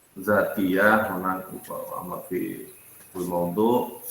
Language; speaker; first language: Arabic; non-native, fluent; Indonesian